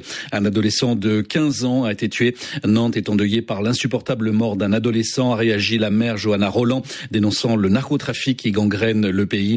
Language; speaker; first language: French; native; French